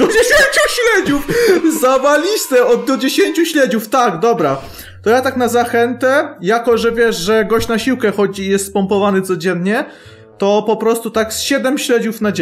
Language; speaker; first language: Polish; native; Polish